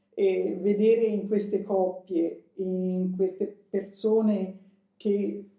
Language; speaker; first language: Italian; native; Italian